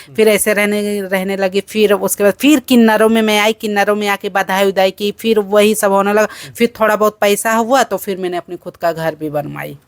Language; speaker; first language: Hindi; early bilingual, other home language; Bangla